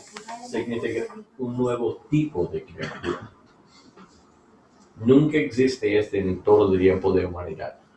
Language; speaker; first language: Spanish; non-native, learner; English